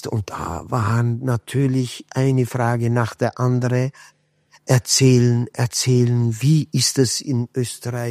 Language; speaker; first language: German; non-native, fluent; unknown